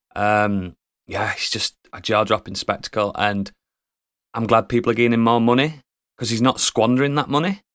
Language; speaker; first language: English; native; English